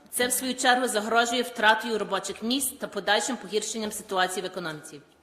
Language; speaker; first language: Ukrainian; early bilingual, heritage; Ukrainian